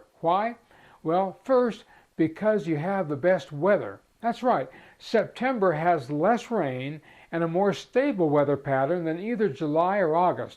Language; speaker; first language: English; native; English